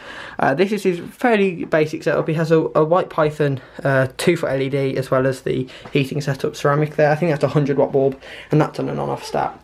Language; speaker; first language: English; native; English